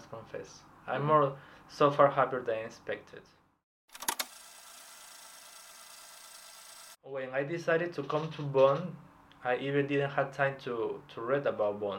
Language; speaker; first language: English; non-native, fluent; Spanish